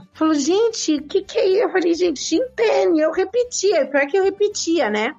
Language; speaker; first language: Portuguese; native; Portuguese